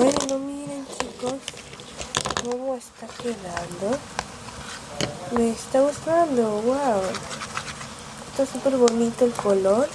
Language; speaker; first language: Spanish; native; Spanish